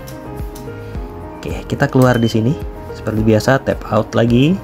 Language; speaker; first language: Indonesian; native; Indonesian